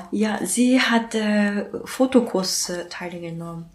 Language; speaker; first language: German; non-native, learner; Japanese